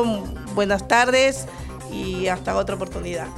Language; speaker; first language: Spanish; native; Spanish